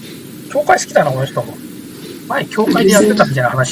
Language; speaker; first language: Japanese; native; Japanese